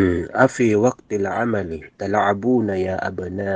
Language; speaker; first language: Arabic; non-native, learner; Filipino